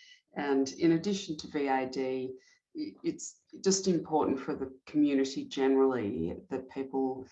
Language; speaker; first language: English; native; English